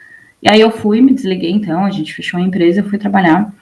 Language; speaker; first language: Portuguese; native; Portuguese